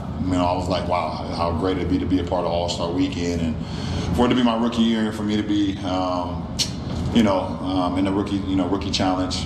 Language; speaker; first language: English; native; English